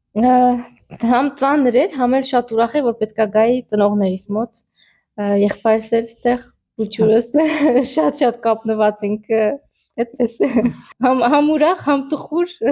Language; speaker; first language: Armenian; native; Armenian